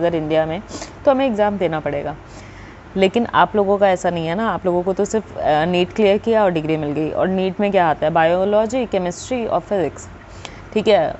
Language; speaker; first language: Hindi; native; Hindi